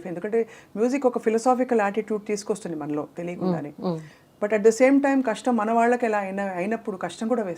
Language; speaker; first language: Telugu; native; Telugu